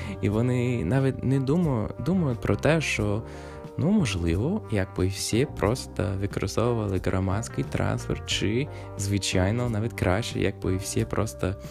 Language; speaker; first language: Ukrainian; non-native, fluent; English